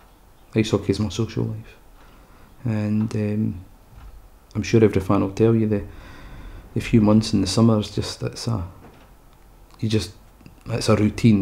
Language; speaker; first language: English; native; English